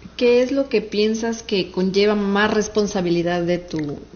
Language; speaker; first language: Spanish; native; Spanish